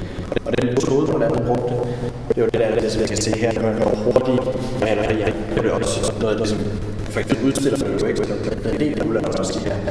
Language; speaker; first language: Danish; native; Danish